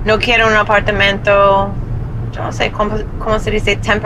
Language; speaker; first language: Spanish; non-native, learner; English